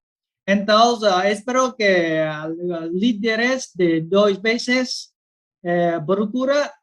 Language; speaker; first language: Spanish; non-native, learner; Vietnamese